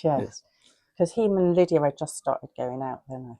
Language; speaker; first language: English; native; English